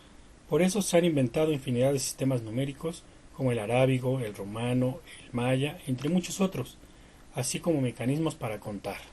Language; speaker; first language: Spanish; native; Spanish